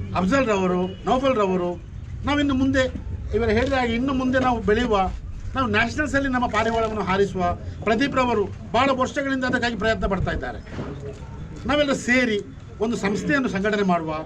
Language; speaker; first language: Kannada; non-native, local second language; Urdu